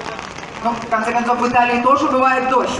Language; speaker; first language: Russian; native; Russian